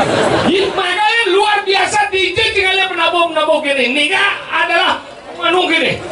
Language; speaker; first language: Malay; non-native, local second language; Balinese